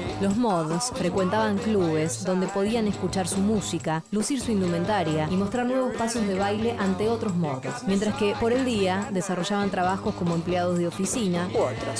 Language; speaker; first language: Spanish; native; Spanish